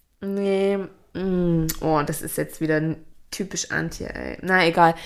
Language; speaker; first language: German; native; German